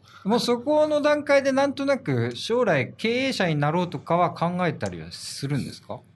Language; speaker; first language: Japanese; native; Japanese